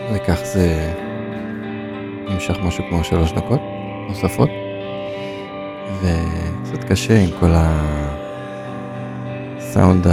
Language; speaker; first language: Hebrew; native; Hebrew